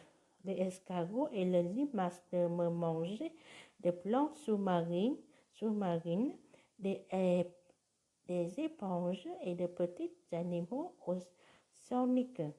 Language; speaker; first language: French; non-native, learner; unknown